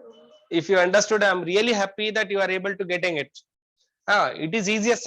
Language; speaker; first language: English; non-native, local second language; Kannada